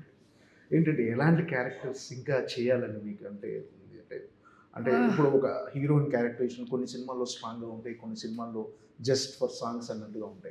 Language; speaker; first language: Telugu; native; Telugu